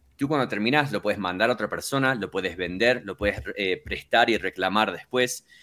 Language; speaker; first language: Spanish; early bilingual, heritage; Spanish